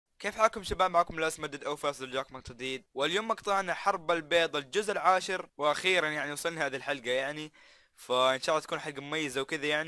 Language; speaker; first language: Arabic; native; Arabic